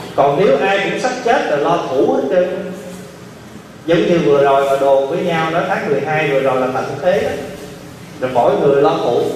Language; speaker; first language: Vietnamese; early bilingual, heritage; Vietnamese